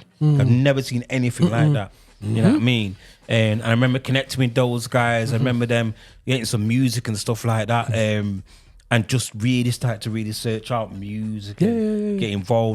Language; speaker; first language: English; native; English